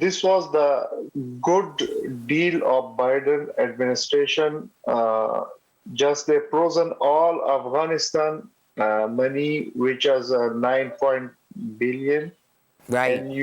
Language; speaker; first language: English; non-native, learner; Pashto